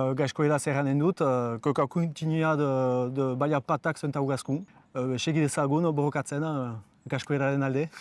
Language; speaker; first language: Basque; non-native, local second language; French